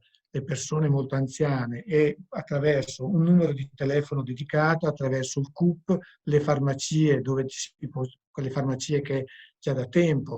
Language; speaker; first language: Italian; native; Italian